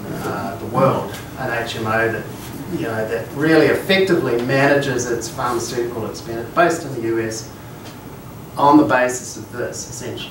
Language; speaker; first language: English; native; English